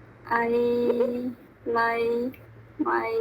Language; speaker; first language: English; non-native, learner; Vietnamese